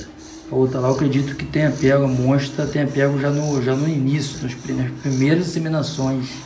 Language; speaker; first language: Portuguese; native; Portuguese